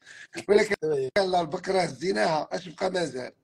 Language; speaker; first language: Arabic; native; Arabic